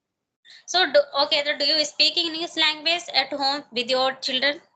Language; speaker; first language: English; non-native, learner; Hindi